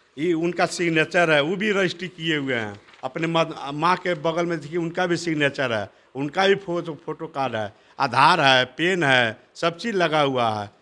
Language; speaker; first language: Hindi; native; Hindi